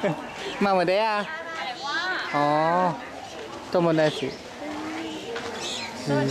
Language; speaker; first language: Japanese; non-native, learner; Thai